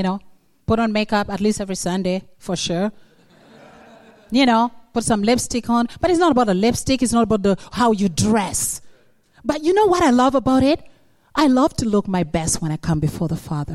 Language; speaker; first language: English; non-native, local second language; Acoli